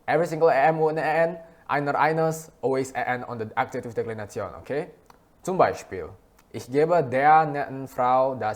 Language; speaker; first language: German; non-native, fluent; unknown